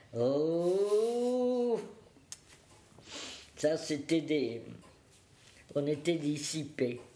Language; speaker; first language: French; native; French